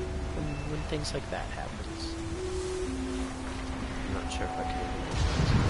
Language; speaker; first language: English; native; English